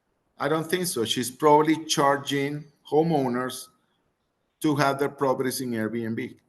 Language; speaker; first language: English; non-native, fluent; Spanish